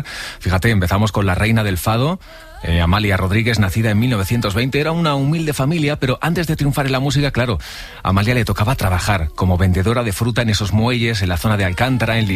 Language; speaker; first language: Spanish; native; Spanish